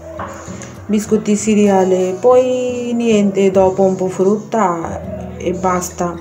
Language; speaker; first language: Italian; non-native, learner; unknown